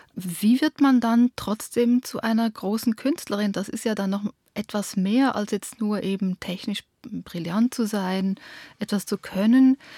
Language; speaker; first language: German; native; German